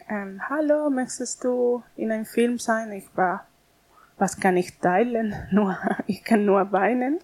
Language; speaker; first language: German; non-native, learner; Spanish